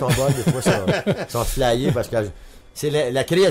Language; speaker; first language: French; native; French